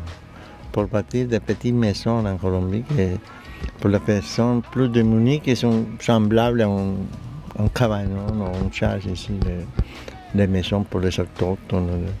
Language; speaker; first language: French; non-native, learner; Spanish